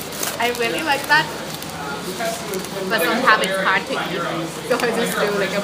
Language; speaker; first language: English; non-native, fluent; Thai